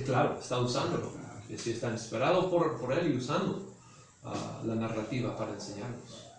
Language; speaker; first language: Spanish; non-native, fluent; English